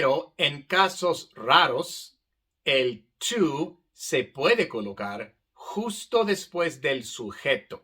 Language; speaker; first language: Spanish; non-native, fluent; English